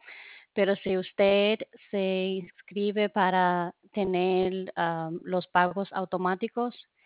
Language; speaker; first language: Spanish; early bilingual, heritage; Spanish